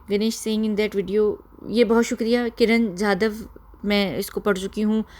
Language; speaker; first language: Urdu; early bilingual, heritage; Hindi